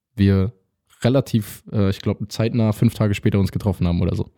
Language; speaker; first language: German; native; German